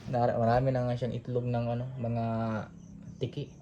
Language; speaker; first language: Filipino; non-native, fluent; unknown